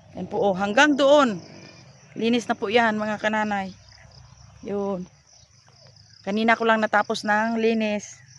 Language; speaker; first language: Filipino; native; Filipino